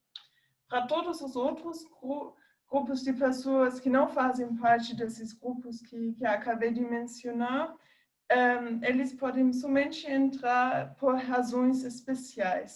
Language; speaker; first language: Portuguese; non-native, fluent; German